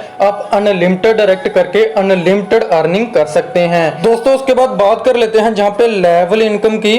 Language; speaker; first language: Hindi; native; Hindi